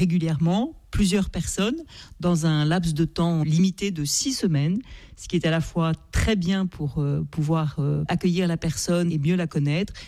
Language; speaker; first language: French; native; French